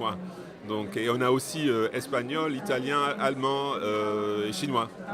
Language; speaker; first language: French; non-native, fluent; English